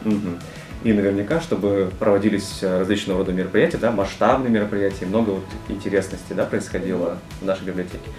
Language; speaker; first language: Russian; native; Russian